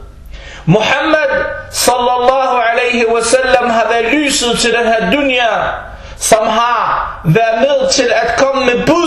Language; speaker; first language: Danish; early bilingual, other home language; Arabic